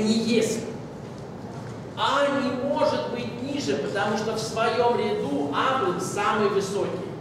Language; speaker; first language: Russian; native; Russian